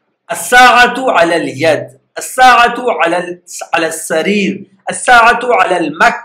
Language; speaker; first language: Arabic; non-native, fluent; Urdu